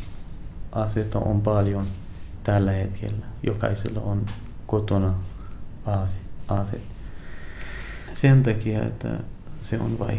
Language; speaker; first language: Finnish; non-native, learner; Arabic